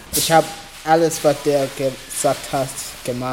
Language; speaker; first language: German; non-native, learner; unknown